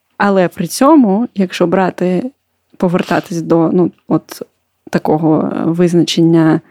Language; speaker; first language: Ukrainian; non-native, local second language; Russian